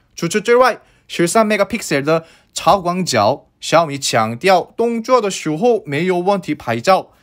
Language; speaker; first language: Chinese; non-native, fluent; Korean